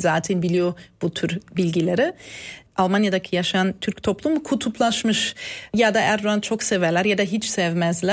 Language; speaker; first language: Turkish; non-native, fluent; German